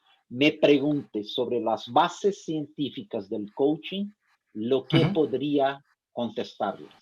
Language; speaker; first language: Spanish; non-native, fluent; Portuguese